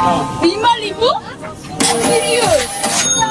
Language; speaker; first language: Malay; non-native, fluent; Korean